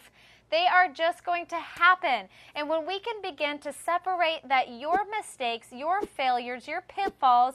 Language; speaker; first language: English; native; English